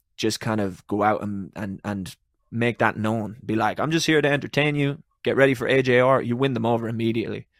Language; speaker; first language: English; native; English